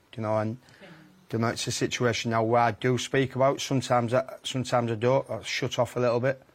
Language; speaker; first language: English; native; English